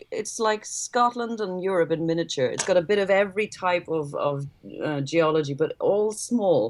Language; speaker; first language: English; native; English